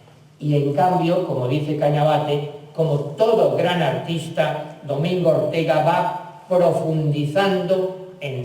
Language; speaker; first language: Spanish; native; Spanish